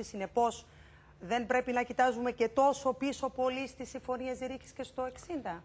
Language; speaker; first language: Greek; native; Greek